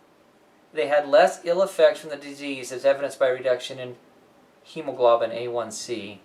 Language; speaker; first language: English; native; English